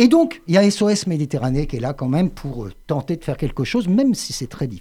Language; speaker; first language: French; native; French